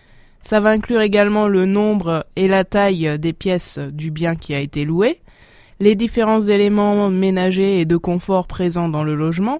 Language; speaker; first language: French; native; French